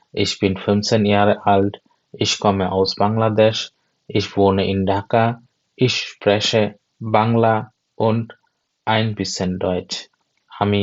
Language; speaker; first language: German; non-native, fluent; Bangla